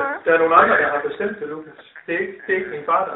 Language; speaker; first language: Danish; native; Danish